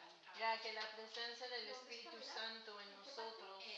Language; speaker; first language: Spanish; non-native, learner; English